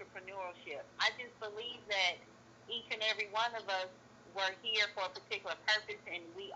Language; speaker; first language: English; native; English